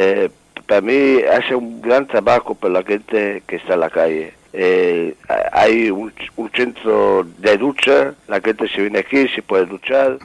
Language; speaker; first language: Spanish; non-native, learner; Italian